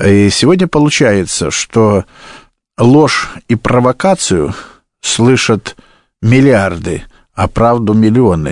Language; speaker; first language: Russian; native; Russian